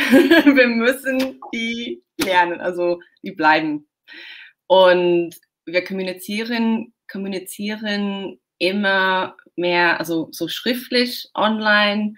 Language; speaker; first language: German; non-native, fluent; English